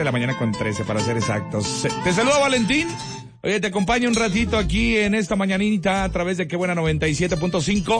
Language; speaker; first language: Spanish; native; Spanish